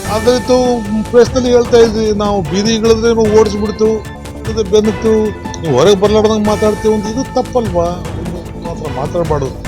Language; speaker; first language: Kannada; non-native, local second language; Lambadi